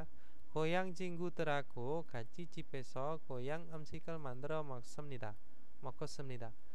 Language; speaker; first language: Korean; non-native, fluent; Indonesian